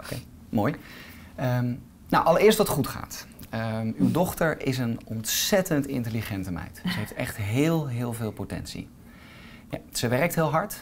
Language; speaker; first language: Dutch; native; Dutch